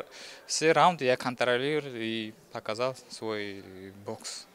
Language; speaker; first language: Russian; non-native, learner; Uzbek